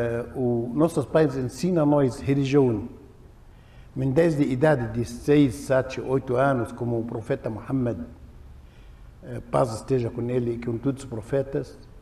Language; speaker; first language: Portuguese; non-native, fluent; Arabic